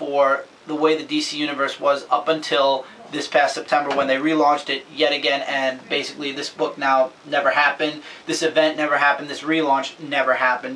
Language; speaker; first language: English; native; English